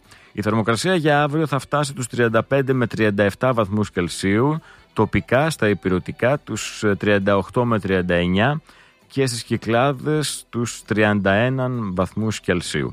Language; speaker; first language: Greek; native; Greek